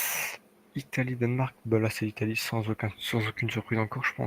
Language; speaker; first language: French; native; French